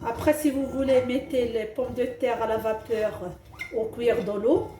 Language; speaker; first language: French; non-native, local second language; Arabic